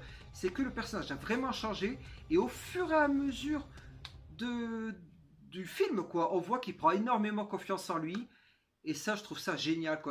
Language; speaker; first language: French; native; French